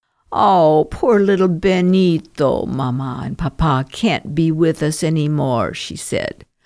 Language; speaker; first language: English; native; English